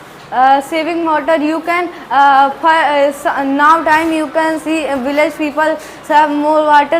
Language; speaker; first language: English; non-native, learner; Hindi